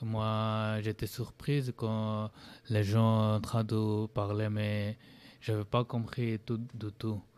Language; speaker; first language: French; non-native, learner; Bangla